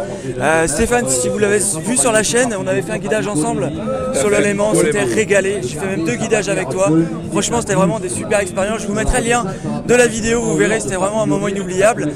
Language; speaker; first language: French; native; French